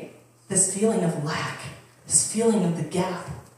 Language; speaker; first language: English; native; English